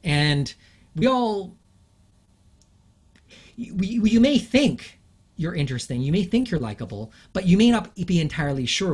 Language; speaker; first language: English; native; English